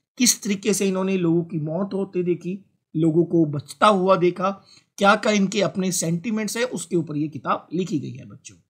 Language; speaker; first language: Hindi; non-native, local second language; Punjabi